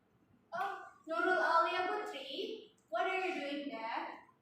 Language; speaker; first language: English; non-native, learner; Indonesian